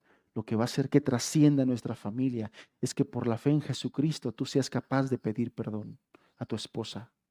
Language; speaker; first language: Spanish; native; Spanish